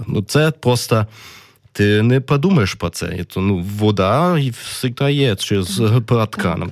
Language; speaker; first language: Ukrainian; non-native, learner; German